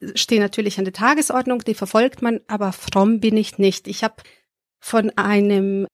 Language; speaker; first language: German; early bilingual, other home language; Serbian